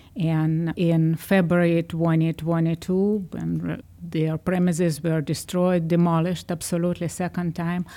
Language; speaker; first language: English; non-native, fluent; Ukrainian